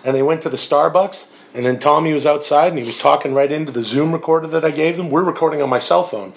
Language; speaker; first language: English; native; English